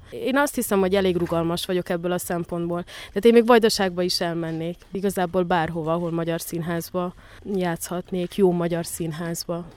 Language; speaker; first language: Hungarian; native; Hungarian